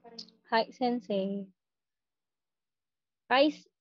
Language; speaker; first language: Japanese; non-native, learner; Vietnamese